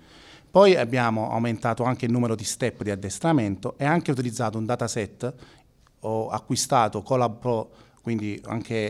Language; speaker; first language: Italian; native; Italian